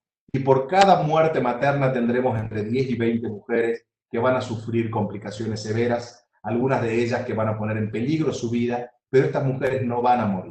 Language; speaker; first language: Spanish; native; Spanish